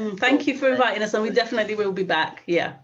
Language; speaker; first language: English; native; English